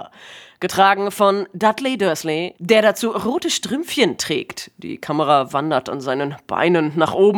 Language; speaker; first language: German; native; German